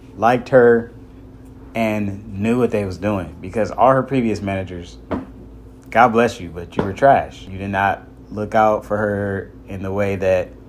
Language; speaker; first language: English; native; English